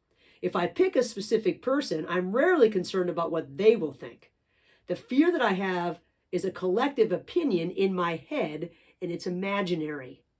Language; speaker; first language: English; native; English